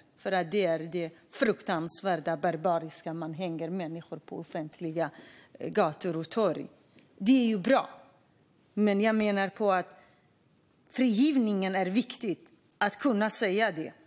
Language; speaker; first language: Swedish; non-native, fluent; Kurdish